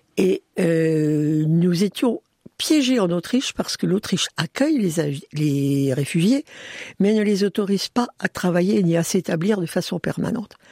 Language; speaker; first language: French; early bilingual, other home language; Hungarian